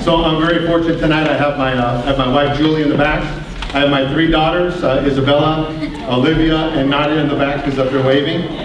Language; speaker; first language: English; early bilingual, other home language; Spanish